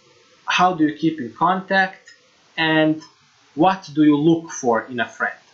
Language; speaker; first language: English; non-native, fluent; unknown